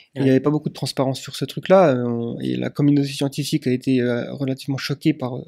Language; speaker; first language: French; native; French